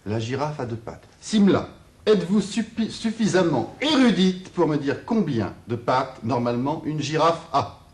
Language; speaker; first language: French; native; French